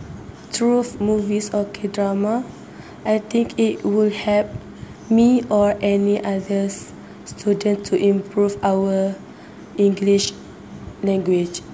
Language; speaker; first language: English; non-native, learner; Malay